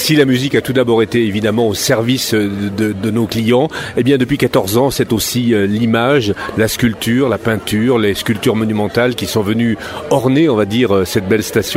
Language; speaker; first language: French; native; French